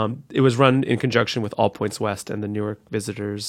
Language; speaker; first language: English; native; English